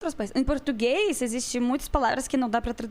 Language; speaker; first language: Portuguese; non-native, fluent; Russian